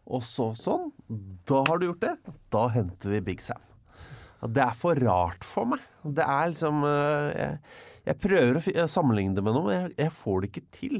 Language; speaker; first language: Norwegian; native; Norwegian